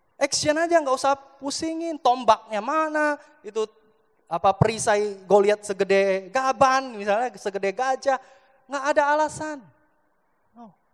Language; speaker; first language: Indonesian; native; Indonesian